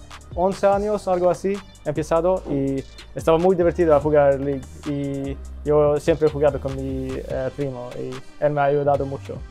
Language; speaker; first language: Spanish; early bilingual, heritage; Swedish